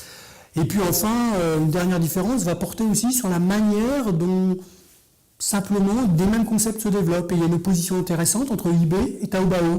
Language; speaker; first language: French; native; French